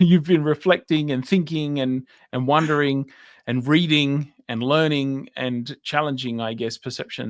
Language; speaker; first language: English; native; English